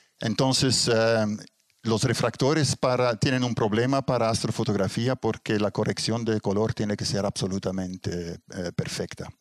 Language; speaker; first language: Spanish; non-native, fluent; Dutch